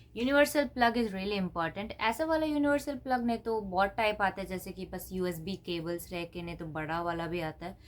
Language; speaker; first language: Hindi; non-native, local second language; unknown